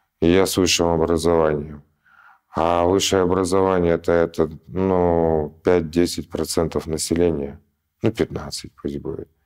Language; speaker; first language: Russian; native; Russian